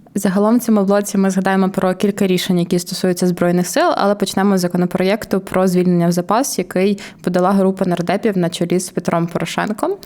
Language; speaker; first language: Ukrainian; native; Ukrainian